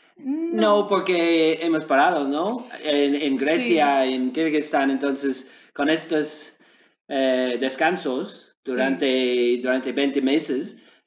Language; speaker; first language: Spanish; non-native, learner; English